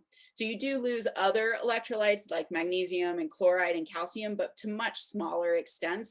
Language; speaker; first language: English; native; English